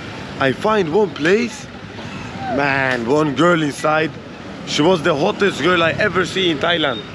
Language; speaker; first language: English; non-native, learner; Portuguese